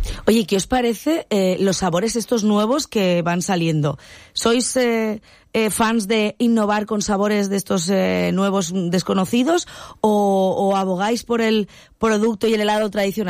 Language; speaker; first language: Spanish; native; Spanish